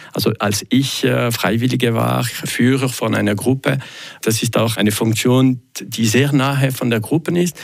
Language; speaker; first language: German; non-native, local second language; French